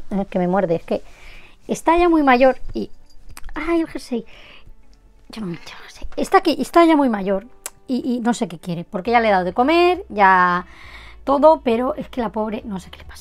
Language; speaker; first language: Spanish; native; Spanish